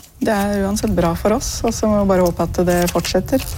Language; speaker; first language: Norwegian; native; Norwegian